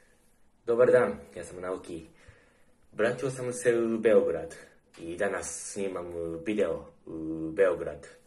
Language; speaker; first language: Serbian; non-native, learner; Japanese